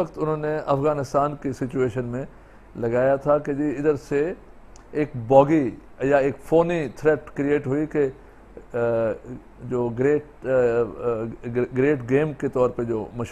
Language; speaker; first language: Urdu; non-native, local second language; Sindhi